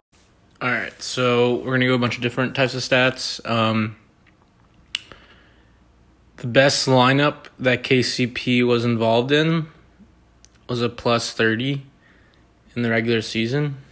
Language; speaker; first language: English; native; English